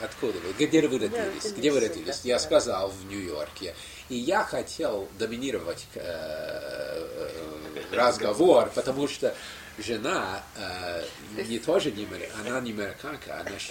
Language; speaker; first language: Russian; non-native, fluent; English